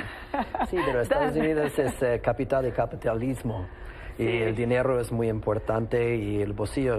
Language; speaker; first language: Spanish; non-native, fluent; English